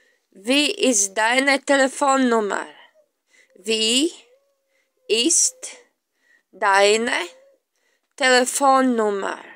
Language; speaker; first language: German; non-native, fluent; Latvian